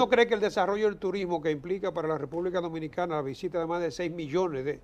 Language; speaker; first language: Spanish; native; Spanish